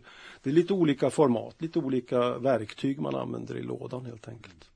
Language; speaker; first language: Swedish; native; Swedish